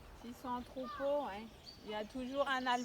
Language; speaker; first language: French; native; French